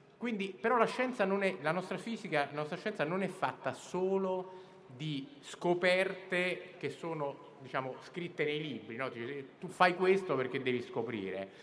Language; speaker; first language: Italian; native; Italian